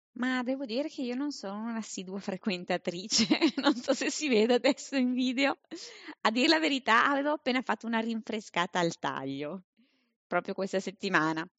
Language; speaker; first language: Italian; native; Italian